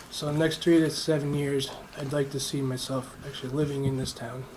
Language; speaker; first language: English; native; English